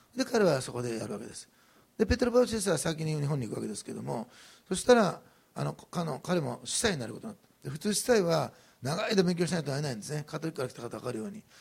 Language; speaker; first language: Japanese; native; Japanese